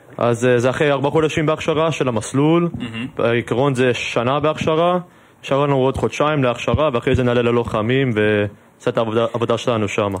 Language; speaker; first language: Hebrew; non-native, fluent; English